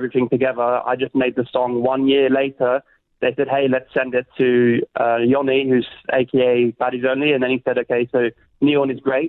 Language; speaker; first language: English; native; English